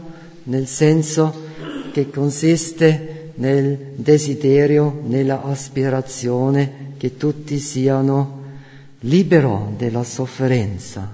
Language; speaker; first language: Italian; non-native, fluent; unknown